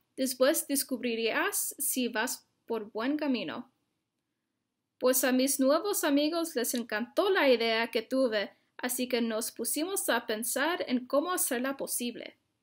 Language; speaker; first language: Spanish; non-native, fluent; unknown